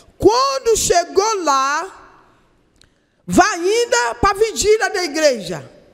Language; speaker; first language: Portuguese; non-native, learner; Yoruba